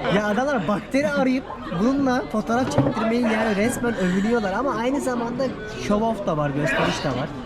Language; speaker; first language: Turkish; native; Turkish